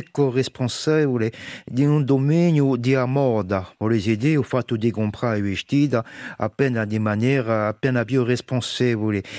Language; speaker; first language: Italian; non-native, learner; French